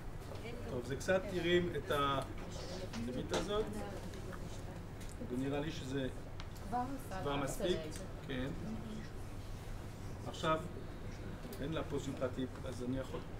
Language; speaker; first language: Hebrew; non-native, fluent; French